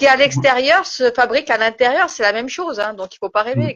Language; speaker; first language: French; native; French